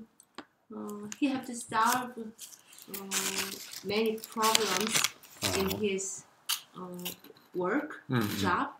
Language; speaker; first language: English; non-native, learner; Korean